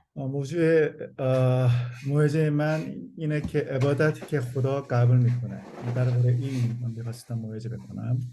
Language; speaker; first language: Persian; non-native, learner; Korean